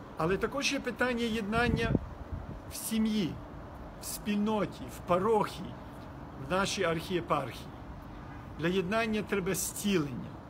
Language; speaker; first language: Ukrainian; early bilingual, heritage; Ukrainian